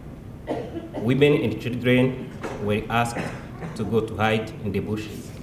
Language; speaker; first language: English; non-native, local second language; Kinyarwanda